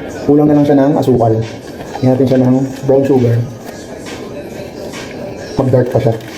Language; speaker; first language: Filipino; native; Filipino